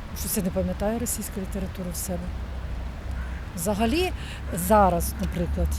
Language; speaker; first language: Ukrainian; native; Ukrainian